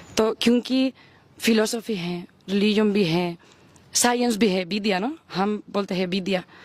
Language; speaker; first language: Hindi; non-native, learner; Spanish